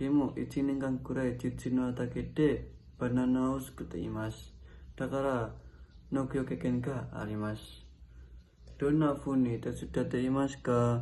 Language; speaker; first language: Japanese; non-native, learner; Indonesian